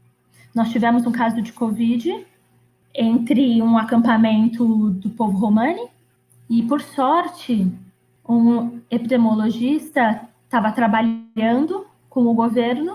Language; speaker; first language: Portuguese; non-native, fluent; Greek